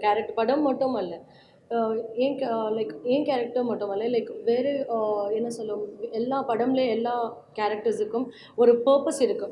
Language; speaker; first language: Tamil; non-native, learner; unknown